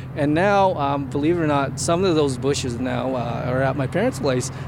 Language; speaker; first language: English; native; English